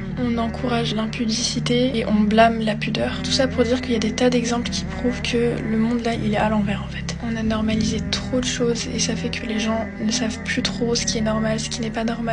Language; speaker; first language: French; native; French